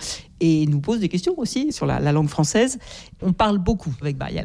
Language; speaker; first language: French; native; French